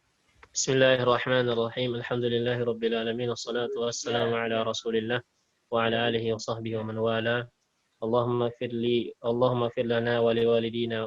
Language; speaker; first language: Arabic; non-native, learner; Indonesian